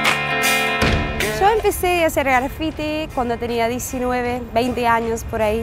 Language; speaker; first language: Spanish; non-native, fluent; English